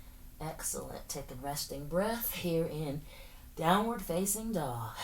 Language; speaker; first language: English; native; English